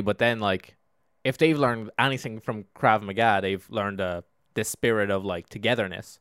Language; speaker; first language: English; native; English